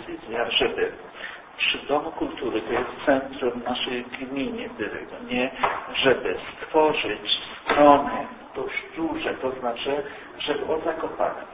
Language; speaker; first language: Polish; early bilingual, heritage; Polish